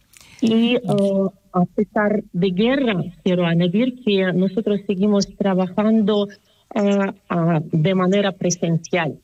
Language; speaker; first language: Spanish; non-native, fluent; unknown